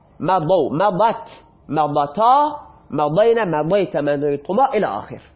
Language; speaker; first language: Persian; non-native, local second language; Baluchi